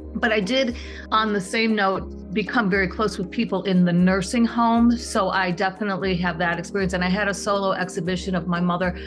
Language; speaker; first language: English; native; English